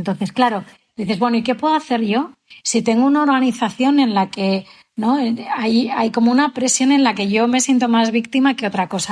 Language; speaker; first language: Spanish; native; Spanish